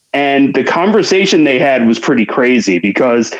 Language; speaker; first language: English; native; English